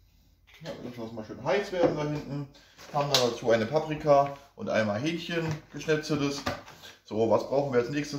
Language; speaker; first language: German; native; German